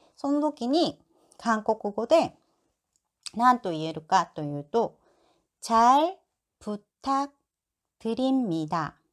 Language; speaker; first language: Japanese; non-native, learner; Korean